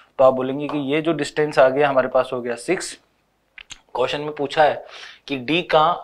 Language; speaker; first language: Hindi; native; Hindi